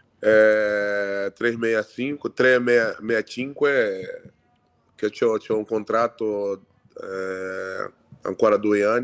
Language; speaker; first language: Italian; non-native, fluent; Portuguese